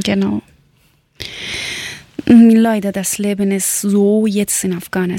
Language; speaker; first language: German; non-native, learner; Persian